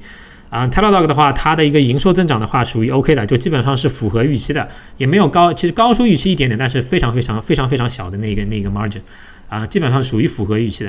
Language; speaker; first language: Chinese; native; Chinese